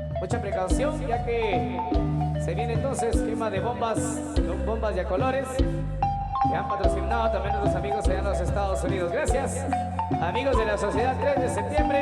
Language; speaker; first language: Spanish; native; Spanish